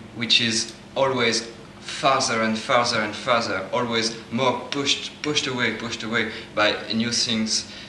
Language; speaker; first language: English; non-native, fluent; French